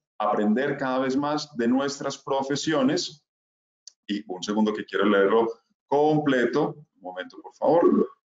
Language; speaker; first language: Spanish; native; Spanish